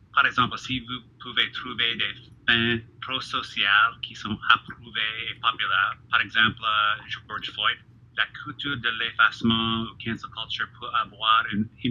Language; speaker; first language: French; non-native, fluent; English